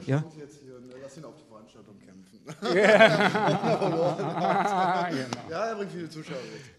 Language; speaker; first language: German; native; German